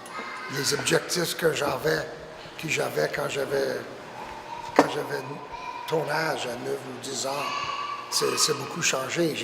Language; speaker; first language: French; non-native, local second language; English